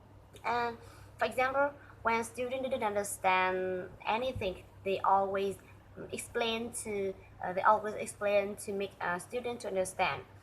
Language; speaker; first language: English; non-native, learner; Vietnamese